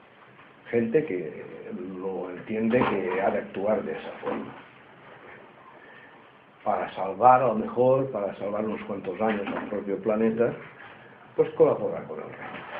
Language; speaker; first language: Spanish; native; Spanish